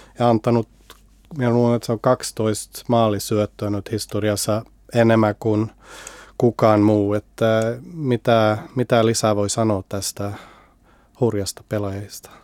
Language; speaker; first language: Finnish; early bilingual, heritage; Finnish